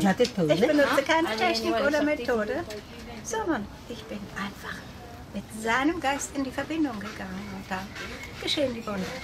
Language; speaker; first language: German; native; German